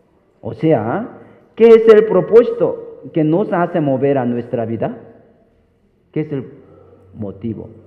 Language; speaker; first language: Spanish; non-native, fluent; Korean